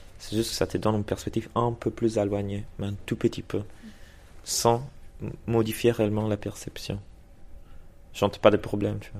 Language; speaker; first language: French; native; French